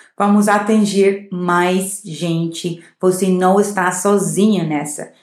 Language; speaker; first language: Portuguese; non-native, fluent; English